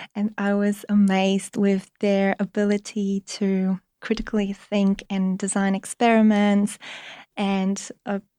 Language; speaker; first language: English; non-native, fluent; Polish